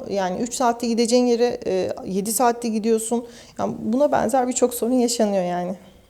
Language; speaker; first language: Turkish; native; Turkish